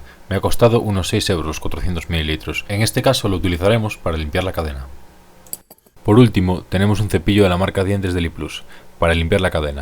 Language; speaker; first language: Spanish; native; Spanish